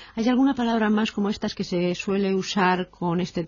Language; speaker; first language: Spanish; native; Spanish